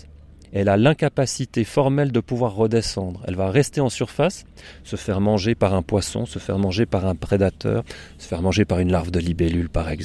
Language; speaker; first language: French; native; French